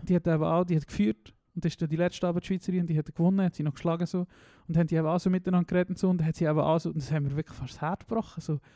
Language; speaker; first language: German; native; German